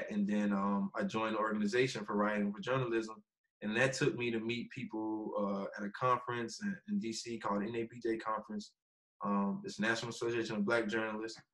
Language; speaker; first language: English; native; English